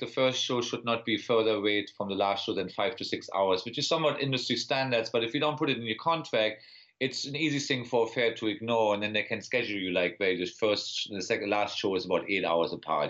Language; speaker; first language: English; non-native, fluent; German